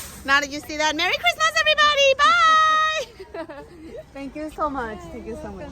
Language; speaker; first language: English; non-native, fluent; Thai